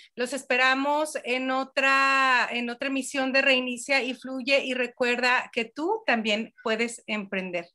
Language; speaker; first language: Spanish; native; Spanish